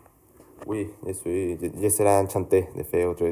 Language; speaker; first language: French; non-native, learner; Spanish